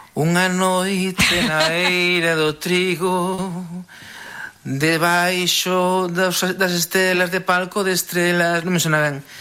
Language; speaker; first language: Galician; native; Galician